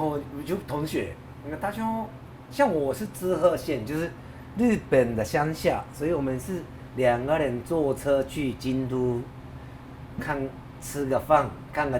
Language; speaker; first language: Chinese; non-native, fluent; Japanese